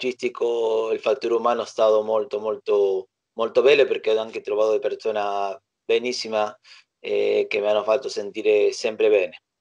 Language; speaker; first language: Italian; non-native, fluent; Spanish